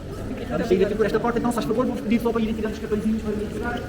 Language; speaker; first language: Portuguese; native; Portuguese